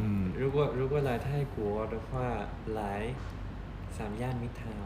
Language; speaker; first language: Chinese; non-native, learner; Thai